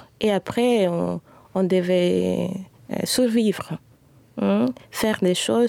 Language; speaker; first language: French; non-native, fluent; Spanish